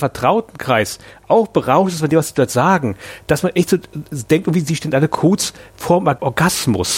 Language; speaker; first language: German; native; German